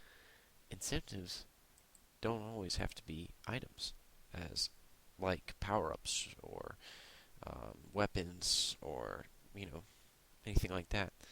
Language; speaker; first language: English; native; English